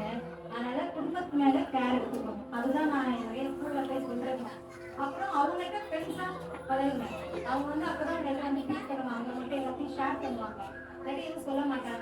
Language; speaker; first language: Tamil; native; Tamil